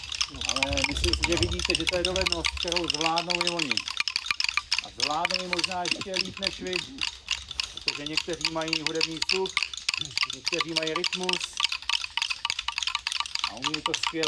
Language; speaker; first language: Czech; native; Czech